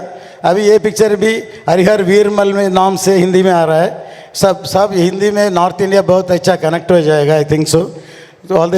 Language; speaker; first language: Hindi; non-native, local second language; Telugu